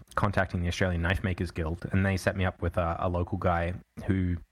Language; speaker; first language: English; native; English